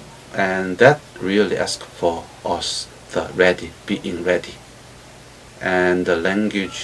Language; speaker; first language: English; non-native, learner; Korean